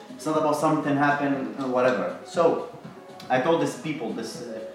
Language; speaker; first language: English; non-native, fluent; Arabic